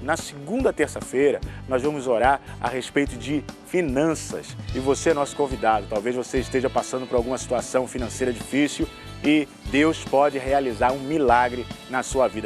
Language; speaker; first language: Portuguese; native; Portuguese